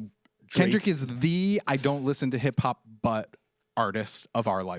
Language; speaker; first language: English; native; English